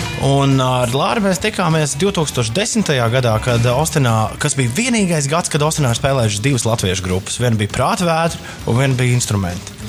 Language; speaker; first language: Latvian; native; Latvian